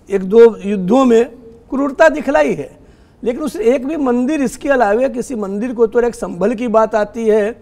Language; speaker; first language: Hindi; native; Hindi